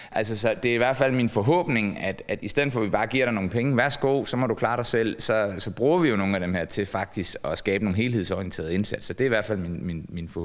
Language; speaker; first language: Danish; native; Danish